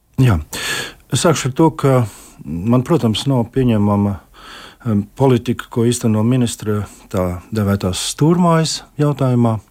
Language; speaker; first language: Latvian; native; Latvian